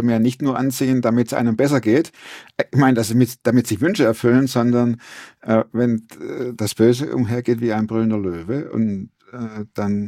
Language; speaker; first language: German; native; German